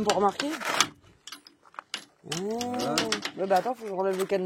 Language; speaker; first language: French; native; French